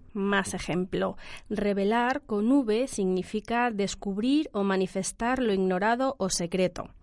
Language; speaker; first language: Spanish; native; Spanish